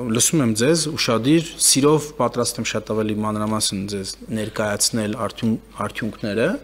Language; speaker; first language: Armenian; early bilingual, heritage; Armenian